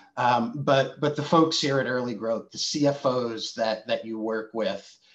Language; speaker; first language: English; native; English